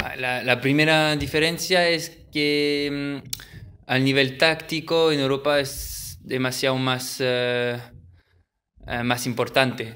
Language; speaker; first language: Spanish; early bilingual, heritage; French